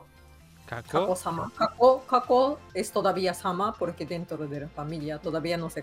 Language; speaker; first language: Spanish; non-native, fluent; Japanese